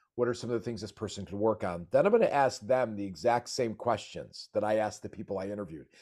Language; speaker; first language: English; native; English